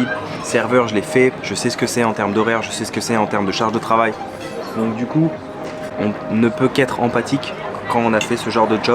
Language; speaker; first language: French; native; French